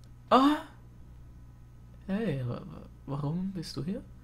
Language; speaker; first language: German; native; German